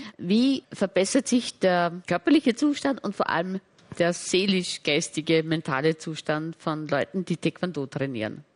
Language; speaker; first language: German; native; German